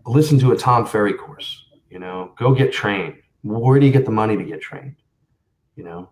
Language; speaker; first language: English; native; English